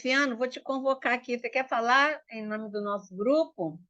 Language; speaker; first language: Portuguese; native; Portuguese